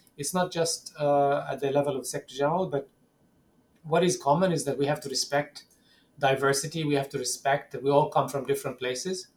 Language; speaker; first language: English; non-native, fluent; Arabic